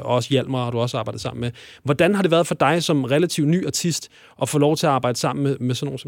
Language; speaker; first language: Danish; native; Danish